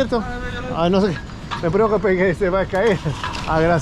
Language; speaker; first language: Spanish; non-native, learner; English